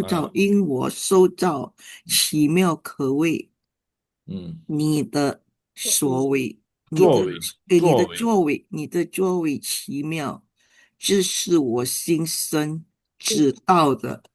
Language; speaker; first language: Chinese; non-native, fluent; Indonesian